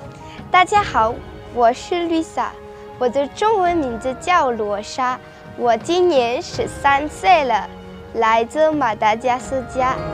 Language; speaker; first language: Chinese; non-native, learner; Malagasy